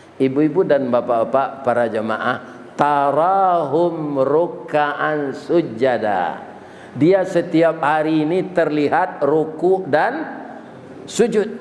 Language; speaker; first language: Malay; non-native, local second language; Minangkabau